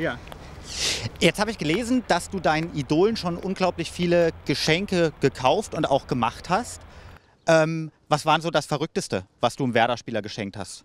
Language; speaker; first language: German; native; German